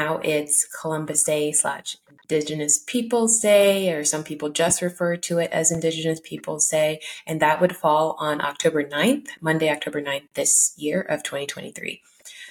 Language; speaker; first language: English; early bilingual, other home language; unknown